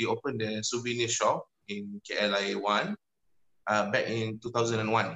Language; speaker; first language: English; non-native, local second language; Malay